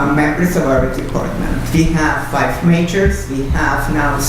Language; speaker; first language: English; non-native, fluent; Russian